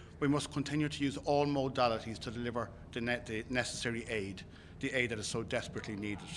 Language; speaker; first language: English; native; English